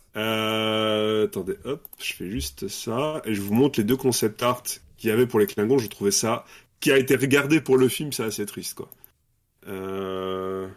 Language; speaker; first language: French; native; French